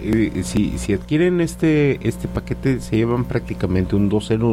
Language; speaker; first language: Spanish; native; Spanish